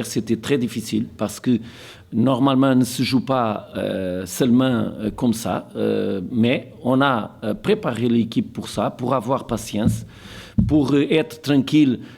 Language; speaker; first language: French; non-native, fluent; Portuguese